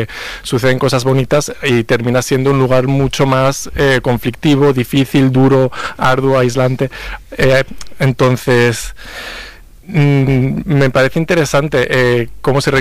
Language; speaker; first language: Spanish; native; Spanish